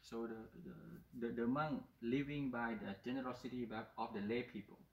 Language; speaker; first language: English; non-native, learner; Thai